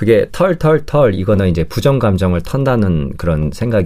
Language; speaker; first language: Korean; native; Korean